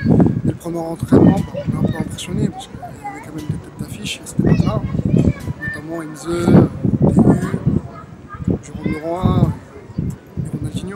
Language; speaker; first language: French; early bilingual, other home language; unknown